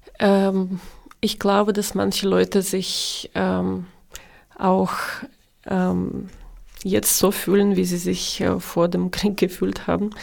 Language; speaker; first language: German; non-native, fluent; Ukrainian